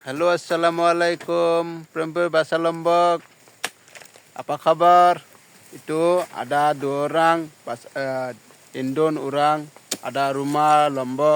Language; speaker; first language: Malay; non-native, learner; Bangla